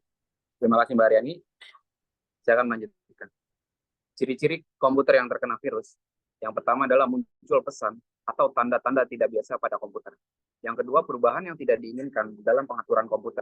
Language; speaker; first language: Indonesian; native; Indonesian